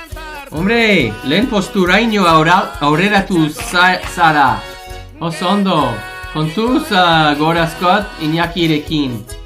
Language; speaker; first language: Basque; non-native, learner; English